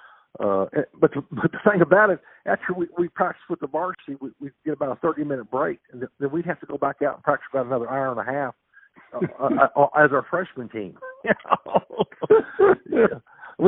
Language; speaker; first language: English; native; English